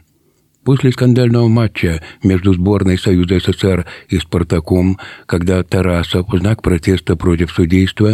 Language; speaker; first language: Russian; native; Russian